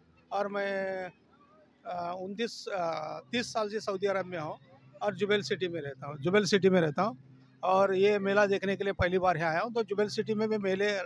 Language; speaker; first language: Hindi; native; Hindi